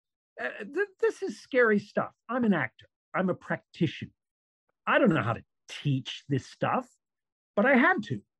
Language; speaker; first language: English; native; English